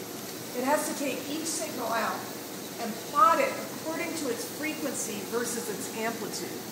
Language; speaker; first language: English; native; English